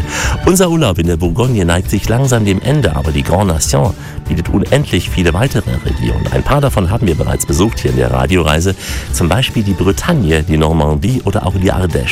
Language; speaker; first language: German; native; German